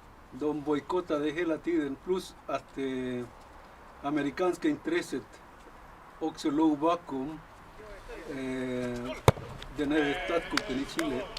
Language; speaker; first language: Swedish; non-native, fluent; Spanish